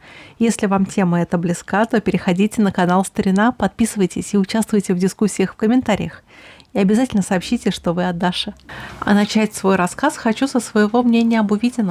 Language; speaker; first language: Russian; native; Russian